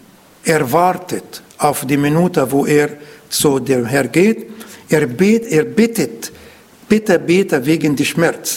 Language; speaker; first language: German; non-native, learner; Arabic